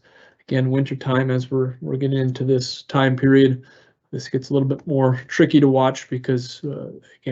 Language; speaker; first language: English; native; English